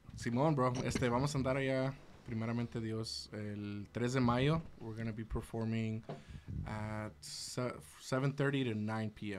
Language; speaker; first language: English; early bilingual, other home language; Spanish